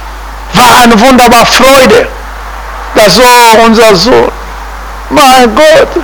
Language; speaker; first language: German; non-native, fluent; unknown